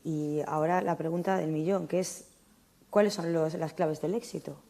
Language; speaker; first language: Spanish; native; Spanish